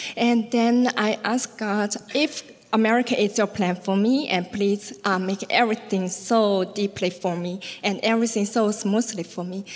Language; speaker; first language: English; non-native, learner; Chinese